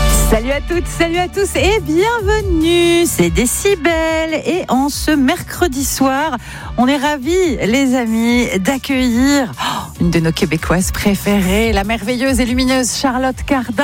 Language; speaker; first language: French; native; French